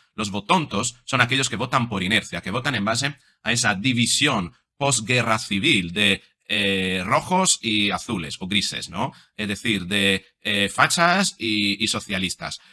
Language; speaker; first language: Spanish; non-native, fluent; Italian